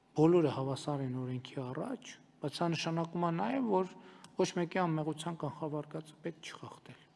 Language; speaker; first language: Armenian; native; Armenian